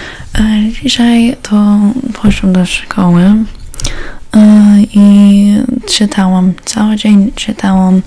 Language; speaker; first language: Polish; early bilingual, heritage; Polish